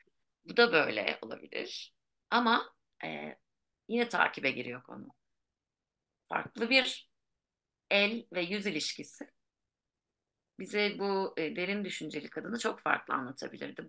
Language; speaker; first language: Turkish; native; Turkish